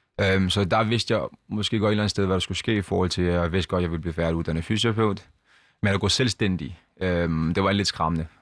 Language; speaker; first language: Danish; early bilingual, other home language; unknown